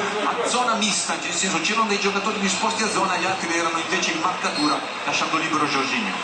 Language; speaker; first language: Italian; native; Italian